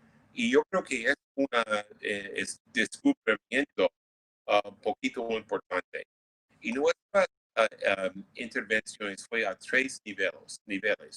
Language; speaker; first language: Spanish; non-native, fluent; English